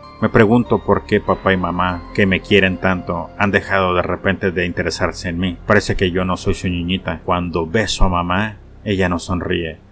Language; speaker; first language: Spanish; native; Spanish